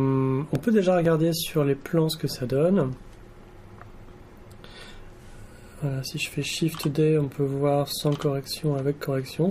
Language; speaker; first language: French; native; French